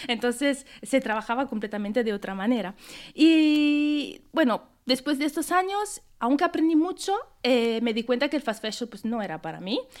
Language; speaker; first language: Spanish; non-native, fluent; Italian